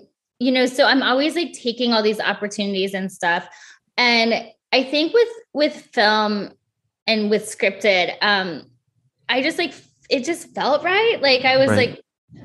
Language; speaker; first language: English; native; English